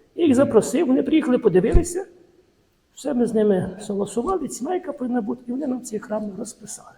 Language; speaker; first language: Ukrainian; native; Ukrainian